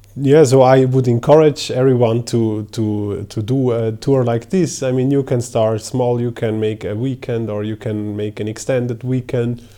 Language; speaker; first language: English; non-native, fluent; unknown